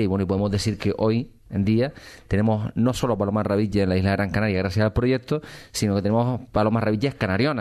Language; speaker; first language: Spanish; native; Spanish